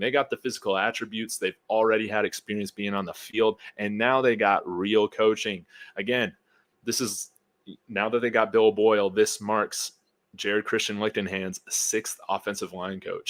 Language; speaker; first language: English; native; English